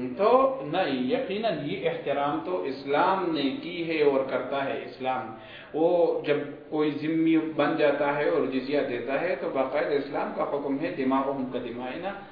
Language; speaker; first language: Urdu; non-native, local second language; Pashto